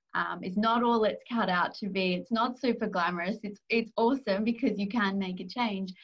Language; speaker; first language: English; native; English